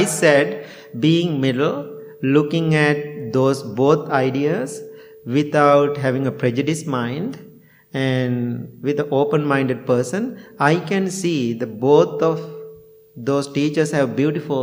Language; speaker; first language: English; non-native, local second language; Sinhala